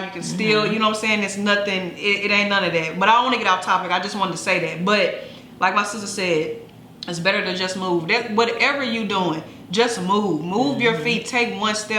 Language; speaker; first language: English; native; English